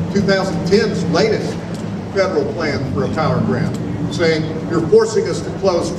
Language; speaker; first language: English; native; English